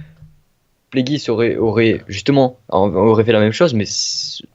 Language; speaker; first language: French; native; French